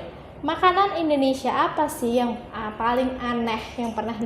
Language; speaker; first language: Indonesian; native; Indonesian